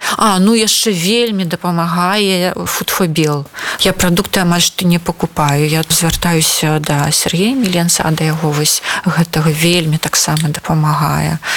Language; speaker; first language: Belarusian; non-native, local second language; Russian